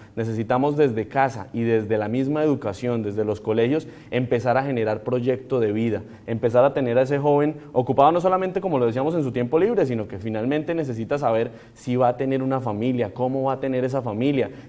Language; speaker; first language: Spanish; native; Spanish